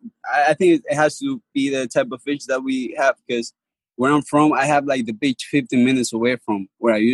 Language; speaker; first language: English; non-native, fluent; Spanish